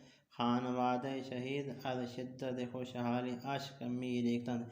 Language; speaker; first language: Persian; non-native, fluent; Urdu